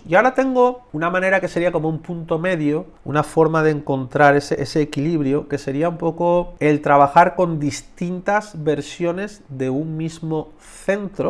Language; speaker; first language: Spanish; native; Spanish